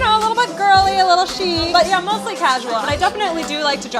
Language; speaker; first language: English; native; English